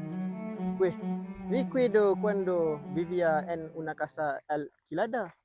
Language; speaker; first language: Spanish; non-native, learner; Malay